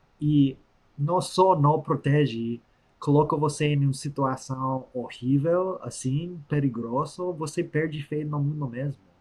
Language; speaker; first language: Portuguese; non-native, fluent; English